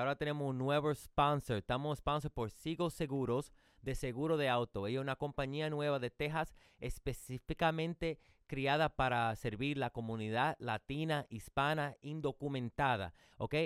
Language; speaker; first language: Spanish; early bilingual, heritage; Spanish